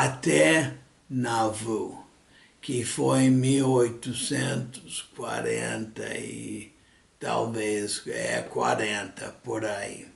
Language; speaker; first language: Portuguese; non-native, fluent; English